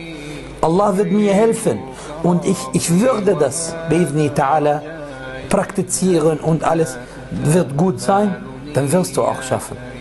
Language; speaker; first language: German; non-native, fluent; Arabic